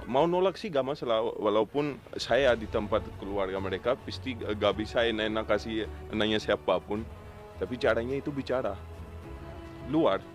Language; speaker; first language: Indonesian; non-native, fluent; Urdu